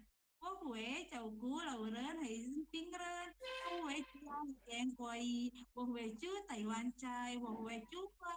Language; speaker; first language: Chinese; non-native, learner; Indonesian